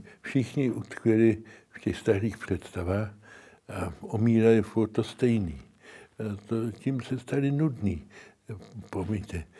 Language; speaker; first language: Czech; early bilingual, heritage; Czech